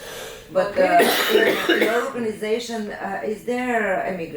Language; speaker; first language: English; non-native, learner; Bulgarian